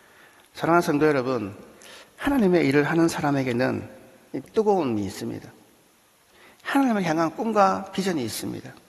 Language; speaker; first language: Korean; native; Korean